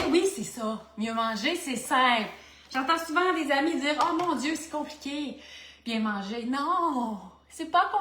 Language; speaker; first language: French; native; French